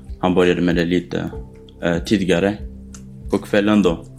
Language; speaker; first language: Swedish; non-native, fluent; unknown